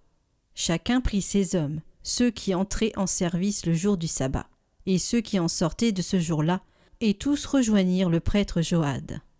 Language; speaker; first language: French; native; French